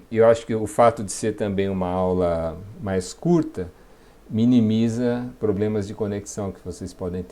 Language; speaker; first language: Portuguese; native; Portuguese